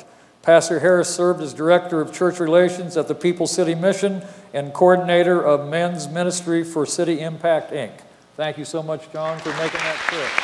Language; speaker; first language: English; native; English